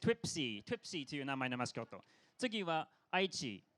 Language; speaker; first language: Japanese; non-native, fluent; English